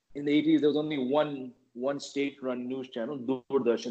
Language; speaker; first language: English; native; English